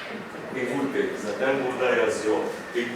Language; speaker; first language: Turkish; non-native, fluent; French